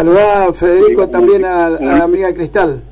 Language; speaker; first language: Spanish; native; Spanish